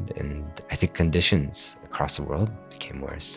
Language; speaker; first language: English; non-native, fluent; Arabic